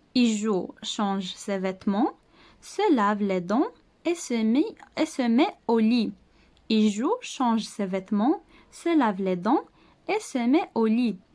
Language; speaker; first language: French; non-native, local second language; Arabic